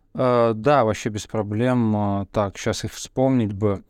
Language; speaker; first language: Russian; early bilingual, other home language; Bulgarian